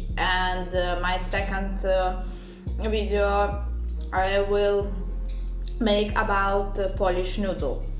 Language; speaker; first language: English; non-native, learner; Russian